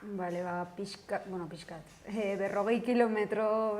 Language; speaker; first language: Basque; non-native, local second language; Spanish